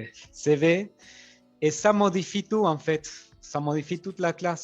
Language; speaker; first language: French; non-native, fluent; Spanish